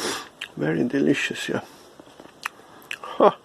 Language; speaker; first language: English; non-native, learner; Thai